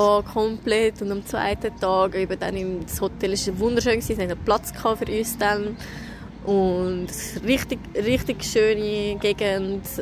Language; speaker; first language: German; native; German